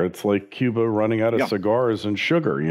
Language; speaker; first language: English; native; English